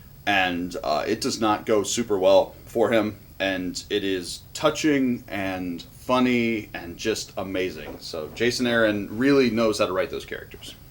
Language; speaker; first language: English; native; English